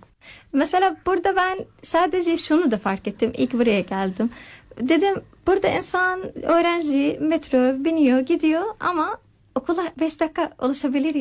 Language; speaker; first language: Turkish; non-native, learner; Arabic